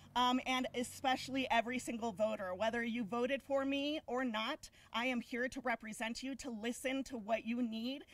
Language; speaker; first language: English; early bilingual, other home language; Spanish